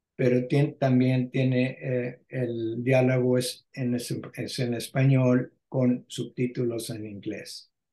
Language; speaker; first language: Spanish; early bilingual, heritage; Spanish